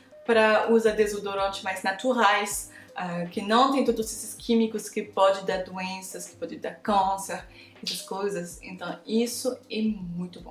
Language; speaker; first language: Portuguese; non-native, fluent; French